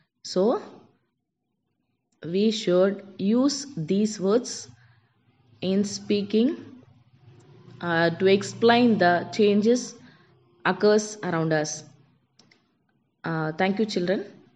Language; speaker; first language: English; non-native, local second language; Tamil